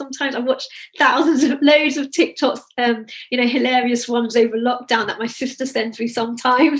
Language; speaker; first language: English; native; English